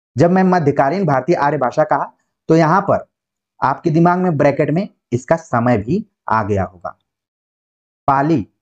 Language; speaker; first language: Hindi; native; Hindi